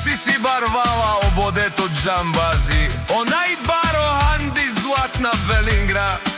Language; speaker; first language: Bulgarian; non-native, local second language; Romany